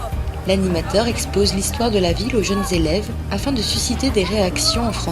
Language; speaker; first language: French; native; French